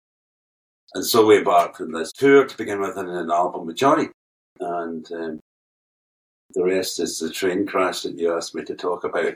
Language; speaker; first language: English; native; English